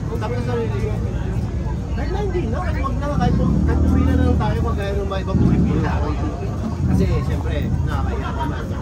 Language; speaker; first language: Filipino; native; Filipino